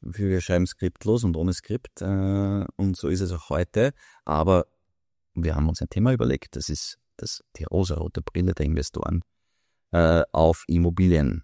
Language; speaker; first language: German; native; German